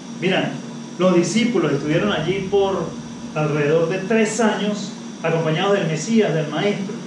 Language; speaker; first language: Spanish; native; Spanish